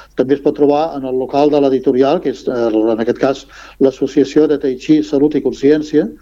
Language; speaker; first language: Catalan; non-native, local second language; Spanish